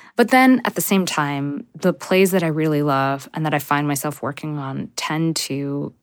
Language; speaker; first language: English; native; English